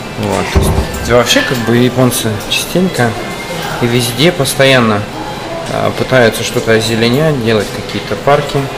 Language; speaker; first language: Russian; native; Russian